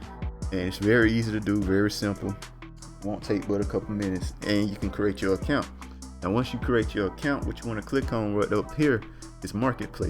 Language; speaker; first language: English; native; English